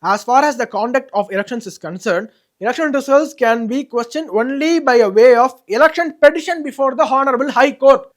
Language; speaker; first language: English; non-native, local second language; Tamil